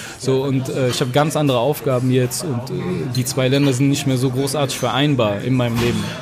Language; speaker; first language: German; early bilingual, other home language; Arabic